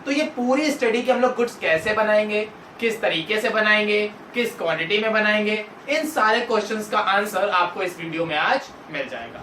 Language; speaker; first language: Hindi; native; Hindi